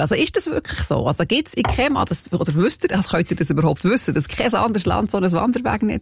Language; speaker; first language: German; native; German